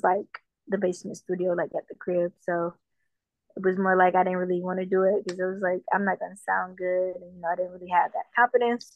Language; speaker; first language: English; native; English